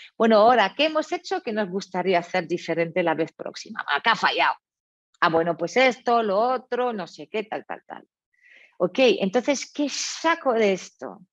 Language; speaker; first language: Spanish; non-native, fluent; French